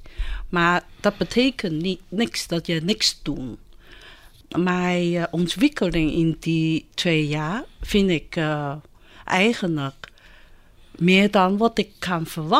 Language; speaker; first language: Dutch; non-native, fluent; Chinese